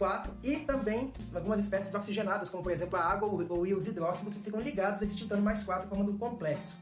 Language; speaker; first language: Portuguese; native; Portuguese